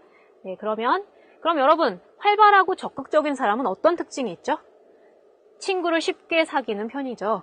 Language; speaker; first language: Korean; native; Korean